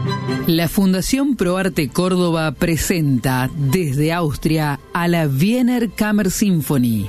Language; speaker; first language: Spanish; native; Spanish